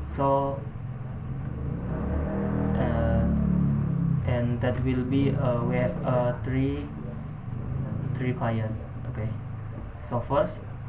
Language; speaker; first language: English; non-native, learner; Indonesian